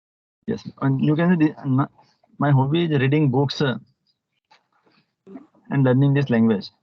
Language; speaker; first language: English; non-native, local second language; Hindi